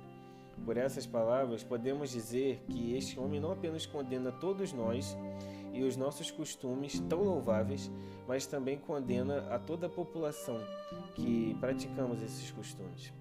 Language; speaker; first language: Portuguese; native; Portuguese